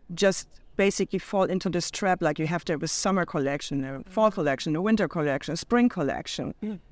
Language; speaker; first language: English; non-native, fluent; German